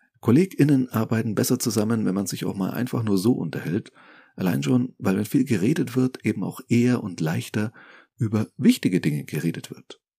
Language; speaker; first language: German; native; German